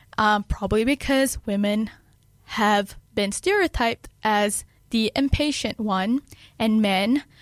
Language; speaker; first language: English; non-native, local second language; Malay